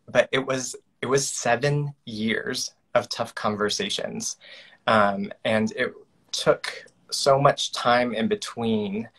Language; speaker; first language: English; native; English